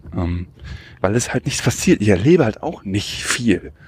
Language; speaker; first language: German; native; German